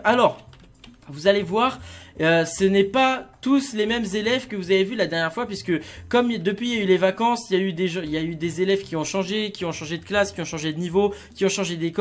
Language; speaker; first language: French; native; French